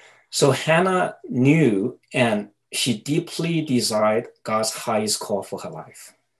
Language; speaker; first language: English; non-native, fluent; Chinese